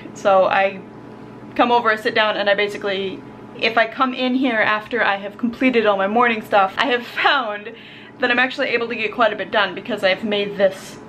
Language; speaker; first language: English; native; English